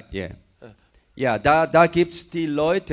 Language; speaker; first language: German; non-native, fluent; Korean